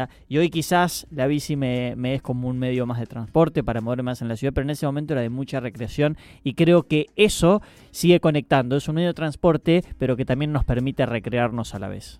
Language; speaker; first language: Spanish; native; Spanish